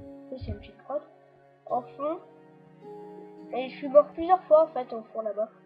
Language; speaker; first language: French; native; French